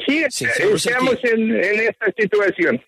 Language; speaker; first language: Spanish; non-native, fluent; Ukrainian